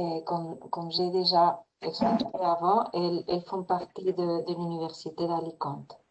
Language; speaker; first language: French; non-native, fluent; Spanish